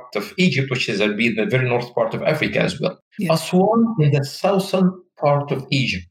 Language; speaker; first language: English; non-native, fluent; Arabic